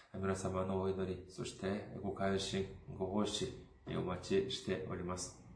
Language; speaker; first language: Japanese; non-native, fluent; Korean